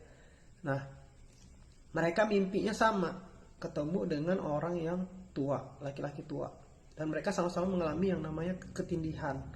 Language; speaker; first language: Indonesian; native; Indonesian